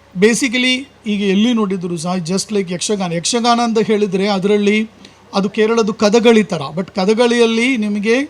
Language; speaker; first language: Kannada; non-native, local second language; Malayalam